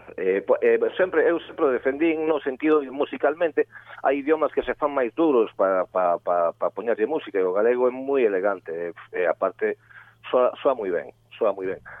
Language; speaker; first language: Galician; native; Galician